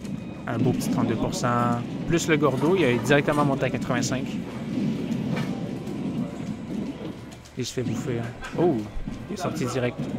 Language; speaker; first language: French; native; French